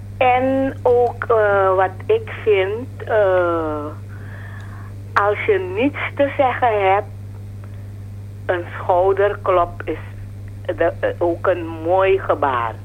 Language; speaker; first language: Dutch; non-native, fluent; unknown